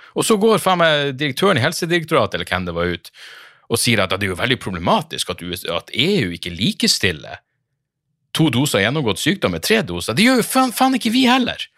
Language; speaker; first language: Norwegian; native; Norwegian